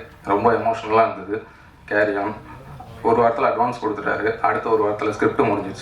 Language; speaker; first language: Tamil; native; Tamil